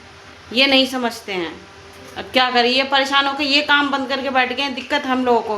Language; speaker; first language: Hindi; native; Hindi